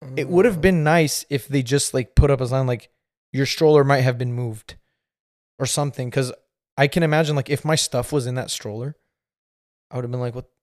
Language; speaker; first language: English; native; English